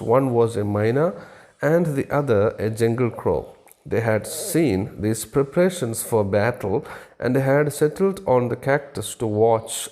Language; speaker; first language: English; non-native, local second language; Malayalam